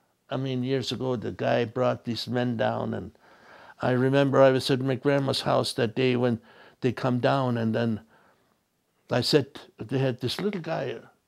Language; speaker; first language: English; native; English